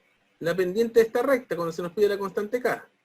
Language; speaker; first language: Spanish; native; Spanish